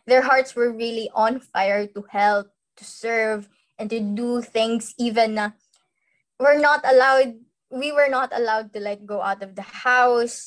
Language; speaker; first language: English; non-native, local second language; Hiligaynon